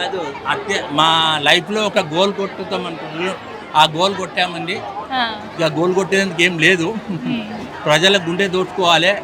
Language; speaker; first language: Telugu; native; Telugu